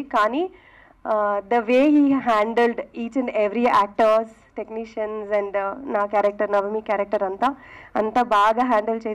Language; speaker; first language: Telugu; non-native, fluent; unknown